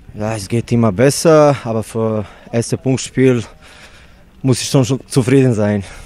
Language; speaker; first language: German; non-native, fluent; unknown